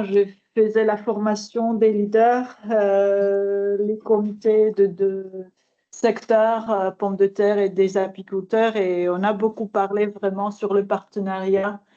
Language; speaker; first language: French; non-native, fluent; Georgian